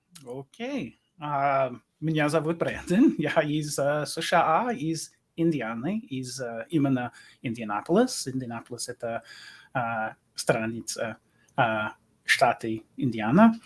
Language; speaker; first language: Russian; non-native, learner; English